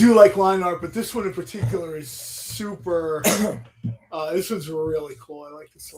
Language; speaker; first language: English; native; English